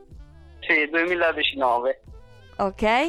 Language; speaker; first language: Italian; non-native, learner; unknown